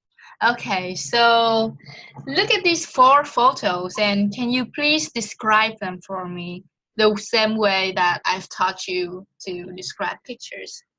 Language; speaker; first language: English; non-native, fluent; Vietnamese